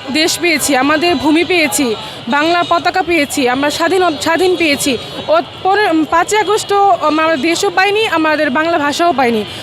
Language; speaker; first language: Bangla; native; Bangla